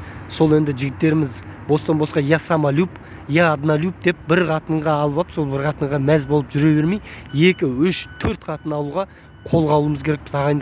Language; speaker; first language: Kazakh; native; Kazakh